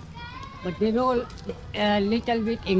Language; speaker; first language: English; non-native, learner; Hindi